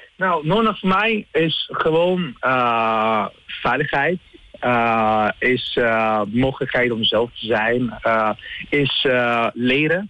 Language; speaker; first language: Dutch; non-native, learner; Italian